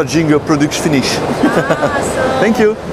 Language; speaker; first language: English; non-native, learner; French